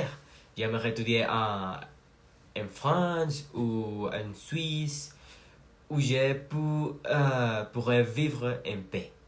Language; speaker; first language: French; non-native, learner; Spanish